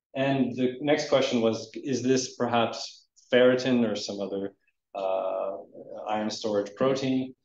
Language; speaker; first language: English; native; English